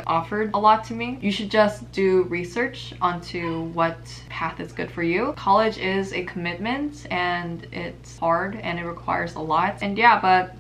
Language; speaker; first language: English; native; English